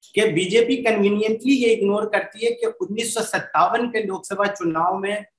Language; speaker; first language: Hindi; native; Hindi